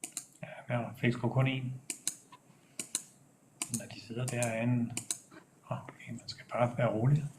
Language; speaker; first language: Danish; native; Danish